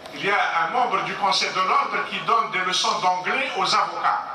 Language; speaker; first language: French; non-native, local second language; Arabic